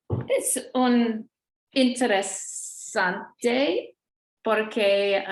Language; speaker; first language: Spanish; non-native, learner; English